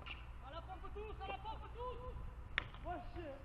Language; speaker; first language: French; native; French